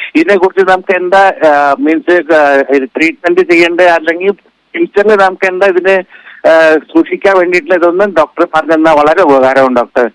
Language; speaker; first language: Malayalam; early bilingual, heritage; Malayalam